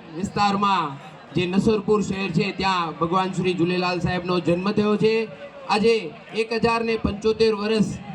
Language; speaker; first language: Gujarati; non-native, local second language; Sindhi